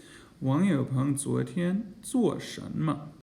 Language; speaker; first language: Chinese; non-native, fluent; English